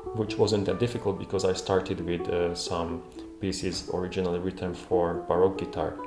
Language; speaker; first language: English; non-native, fluent; Hungarian